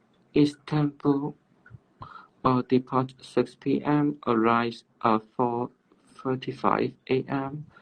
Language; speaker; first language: English; non-native, learner; Cantonese